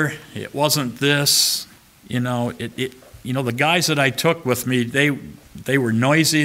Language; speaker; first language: English; native; English